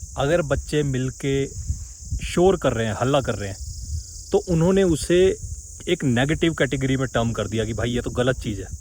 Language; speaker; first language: Hindi; native; Hindi